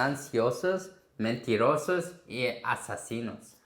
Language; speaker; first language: Spanish; non-native, fluent; Korean